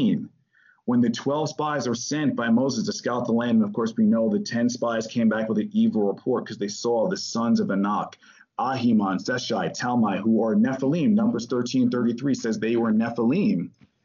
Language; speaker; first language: English; native; English